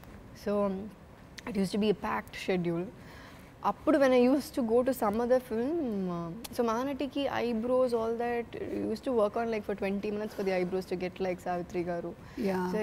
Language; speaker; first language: Telugu; non-native, fluent; Malayalam